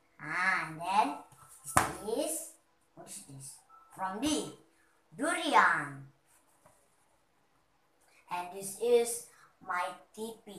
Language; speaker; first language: English; non-native, learner; Indonesian